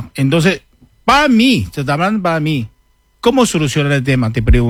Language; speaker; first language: Spanish; non-native, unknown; Chinese